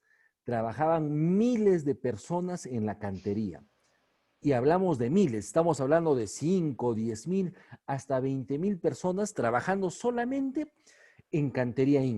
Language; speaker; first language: Spanish; native; Spanish